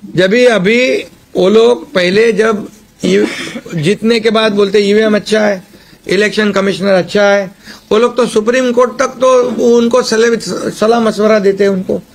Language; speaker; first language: Hindi; non-native, local second language; Marathi